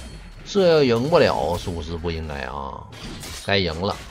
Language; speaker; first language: Chinese; native; Chinese